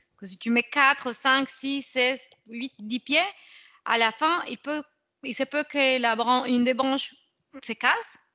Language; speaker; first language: French; non-native, fluent; Spanish